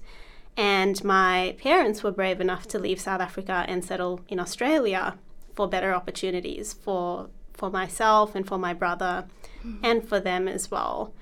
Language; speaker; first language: English; native; English